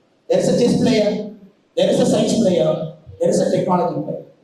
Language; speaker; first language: English; non-native, local second language; Tamil